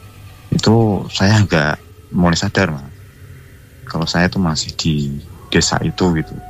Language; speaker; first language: Indonesian; non-native, local second language; Javanese